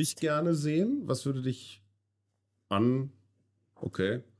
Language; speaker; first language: German; native; German